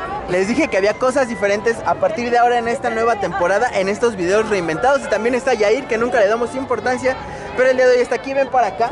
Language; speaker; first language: Spanish; native; Spanish